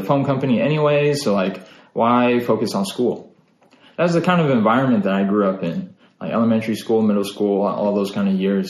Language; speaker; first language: English; native; English